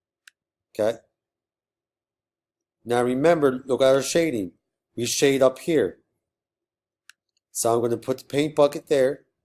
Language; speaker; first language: English; native; English